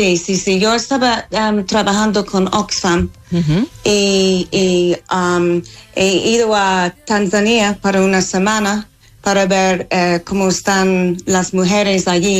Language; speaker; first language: Spanish; non-native, fluent; English